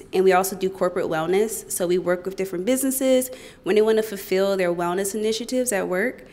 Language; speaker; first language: English; native; English